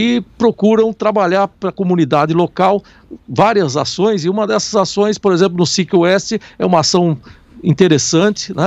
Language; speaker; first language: Portuguese; native; Portuguese